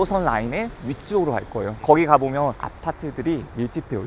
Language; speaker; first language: Korean; native; Korean